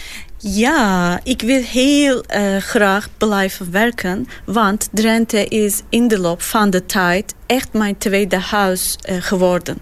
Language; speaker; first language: Dutch; non-native, learner; Turkish